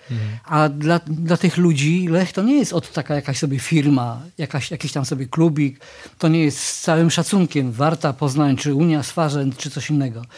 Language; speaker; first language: Polish; native; Polish